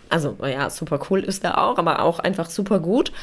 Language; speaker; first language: German; non-native, fluent; Polish